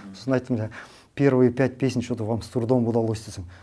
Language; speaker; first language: Russian; non-native, local second language; Kazakh